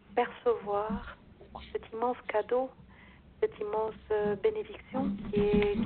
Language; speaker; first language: French; non-native, fluent; Portuguese